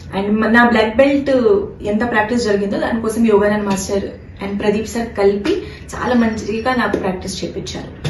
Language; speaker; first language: Telugu; non-native, fluent; Hindi